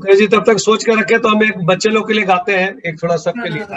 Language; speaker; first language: Hindi; native; Hindi